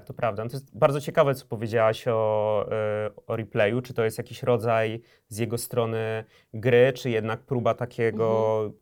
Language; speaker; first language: Polish; native; Polish